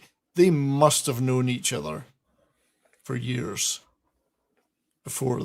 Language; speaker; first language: English; native; English